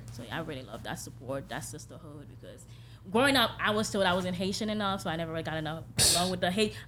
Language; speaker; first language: English; early bilingual, other home language; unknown